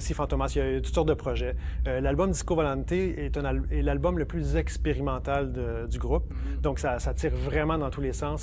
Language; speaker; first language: French; native; French